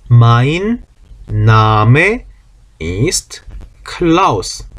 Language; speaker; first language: German; non-native, fluent; Korean